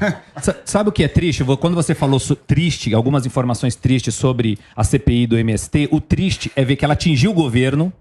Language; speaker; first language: Portuguese; native; Portuguese